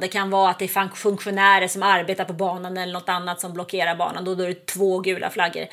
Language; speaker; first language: Swedish; native; Swedish